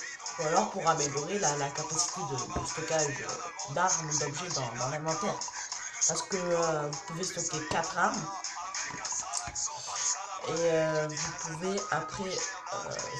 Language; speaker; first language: French; native; French